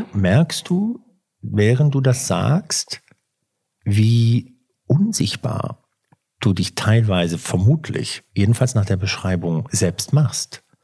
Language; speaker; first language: German; early bilingual, other home language; Italian